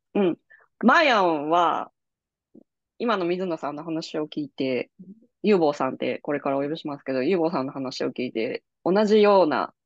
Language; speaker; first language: Japanese; native; Japanese